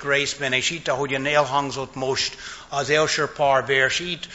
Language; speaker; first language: Hungarian; non-native, fluent; English